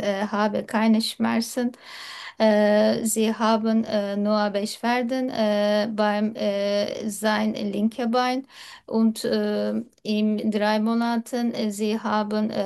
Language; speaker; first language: German; non-native, learner; Turkish